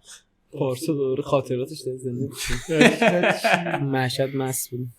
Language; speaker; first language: Persian; native; Persian